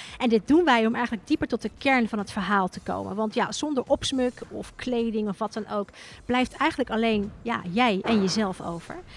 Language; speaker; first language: Dutch; native; Dutch